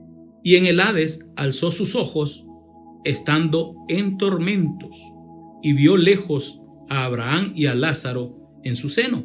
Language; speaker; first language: Spanish; native; Spanish